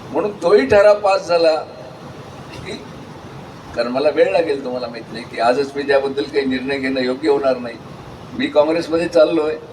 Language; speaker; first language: Marathi; native; Marathi